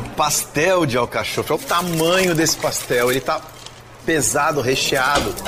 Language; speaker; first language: Portuguese; native; Portuguese